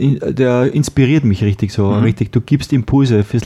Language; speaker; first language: German; native; German